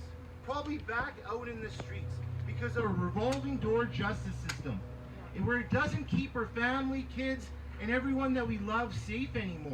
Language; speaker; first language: English; early bilingual, other home language; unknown